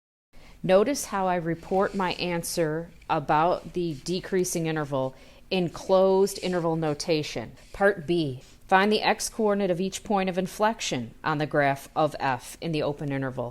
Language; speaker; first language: English; native; English